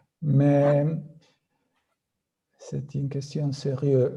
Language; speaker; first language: French; non-native, fluent; Italian